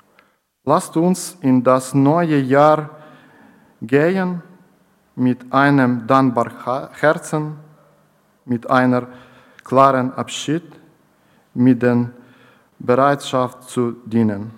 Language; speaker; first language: German; non-native, learner; Ukrainian